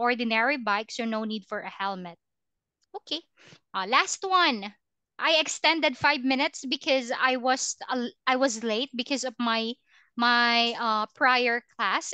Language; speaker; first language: English; non-native, fluent; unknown